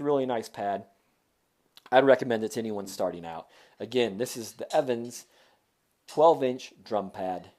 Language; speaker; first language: English; native; English